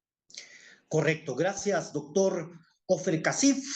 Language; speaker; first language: Spanish; native; Spanish